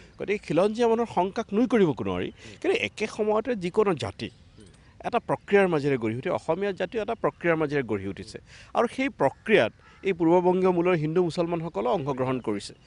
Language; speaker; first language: Assamese; native; Assamese